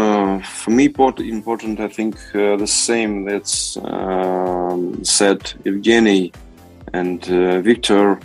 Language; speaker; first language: English; non-native, learner; Russian